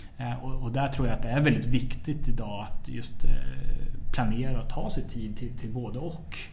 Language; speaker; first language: Swedish; native; Swedish